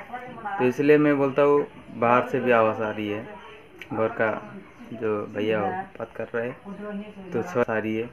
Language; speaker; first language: Hindi; non-native, local second language; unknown